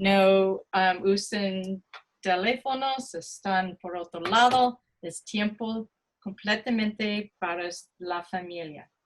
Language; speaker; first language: Spanish; non-native, fluent; English